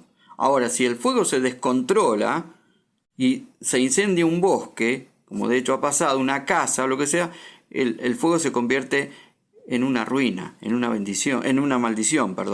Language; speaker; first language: Spanish; native; Spanish